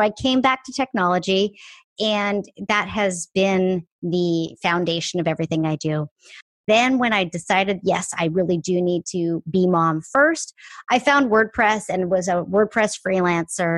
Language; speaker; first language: English; native; English